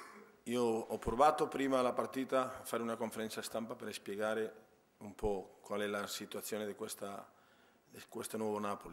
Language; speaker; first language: Italian; non-native, fluent; Spanish